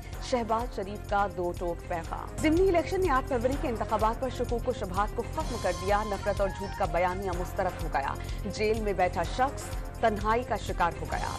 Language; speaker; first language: Urdu; native; Urdu